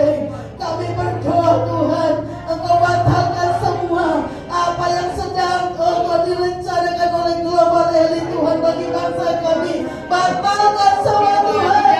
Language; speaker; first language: Indonesian; native; Indonesian